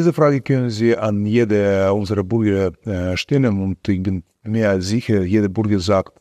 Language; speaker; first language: German; non-native, fluent; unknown